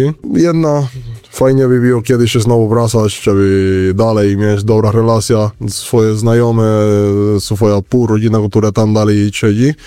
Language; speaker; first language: Polish; non-native, learner; Spanish